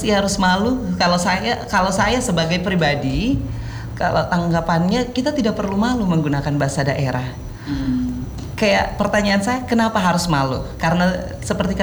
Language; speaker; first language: Indonesian; non-native, local second language; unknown